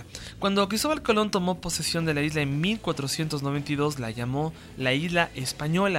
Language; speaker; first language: Spanish; native; Spanish